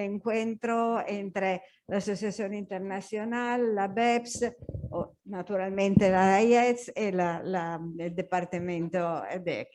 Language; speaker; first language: Spanish; non-native, learner; Italian